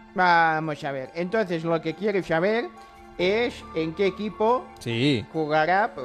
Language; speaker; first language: Spanish; non-native, fluent; English